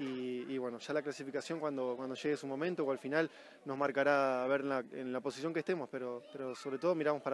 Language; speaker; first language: Spanish; native; Spanish